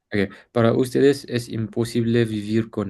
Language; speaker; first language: Spanish; non-native, learner; English